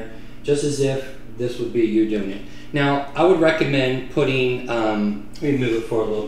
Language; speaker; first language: English; native; English